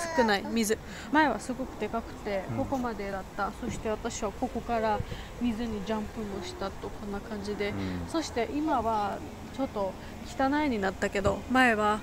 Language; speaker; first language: Japanese; non-native, learner; Georgian